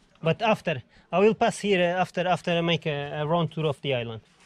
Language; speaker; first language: English; non-native, learner; Portuguese